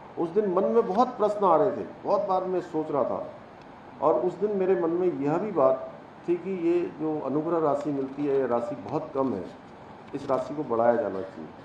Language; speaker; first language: Hindi; native; Hindi